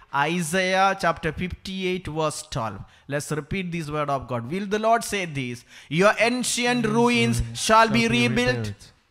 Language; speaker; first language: English; non-native, local second language; Malayalam